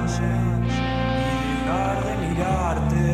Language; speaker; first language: Spanish; native; Spanish